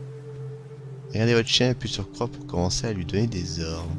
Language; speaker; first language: French; native; French